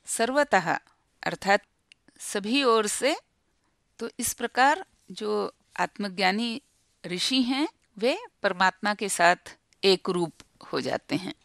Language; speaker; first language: Hindi; non-native, local second language; Marathi